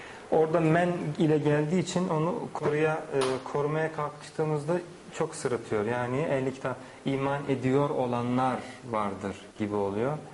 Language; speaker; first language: Turkish; native; Turkish